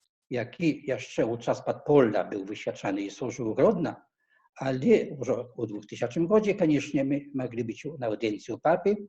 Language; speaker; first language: Polish; non-native, learner; Belarusian